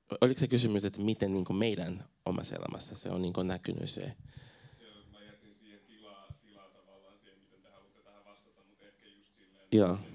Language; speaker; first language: Finnish; non-native, fluent; Portuguese